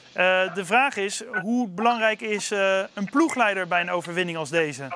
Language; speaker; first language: Dutch; native; Dutch